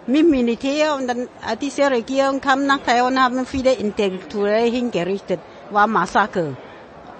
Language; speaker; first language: German; non-native, fluent; Min Nan Chinese